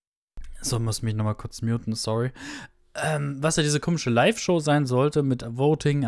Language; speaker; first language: German; native; German